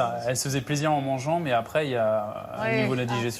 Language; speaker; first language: French; native; French